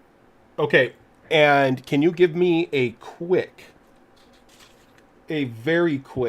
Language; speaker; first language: English; native; English